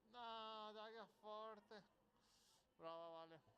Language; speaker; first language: Italian; native; Italian